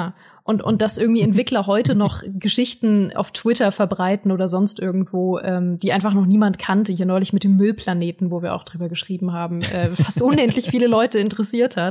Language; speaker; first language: German; native; German